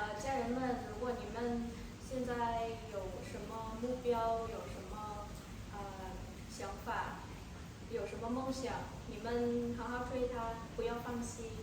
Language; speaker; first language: Chinese; non-native, learner; Vietnamese